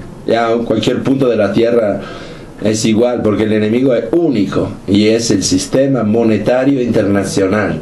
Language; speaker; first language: Spanish; non-native, fluent; Italian